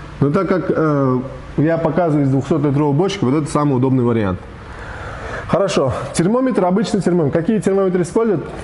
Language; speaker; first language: Russian; non-native, local second language; Uzbek